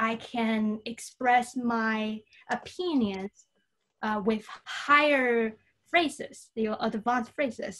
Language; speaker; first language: English; non-native, fluent; Cantonese